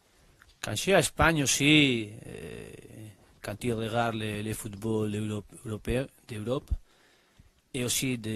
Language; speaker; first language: French; non-native, learner; Spanish